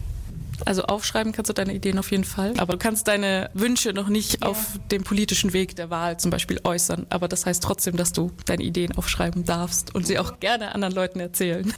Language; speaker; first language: German; native; German